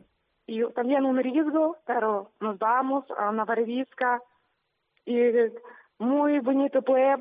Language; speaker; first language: Spanish; non-native, learner; Ukrainian